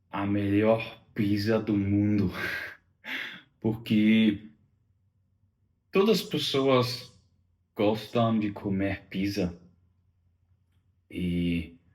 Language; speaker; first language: Portuguese; non-native, learner; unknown